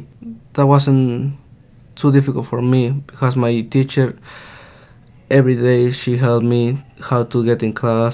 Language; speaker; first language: English; non-native, learner; Spanish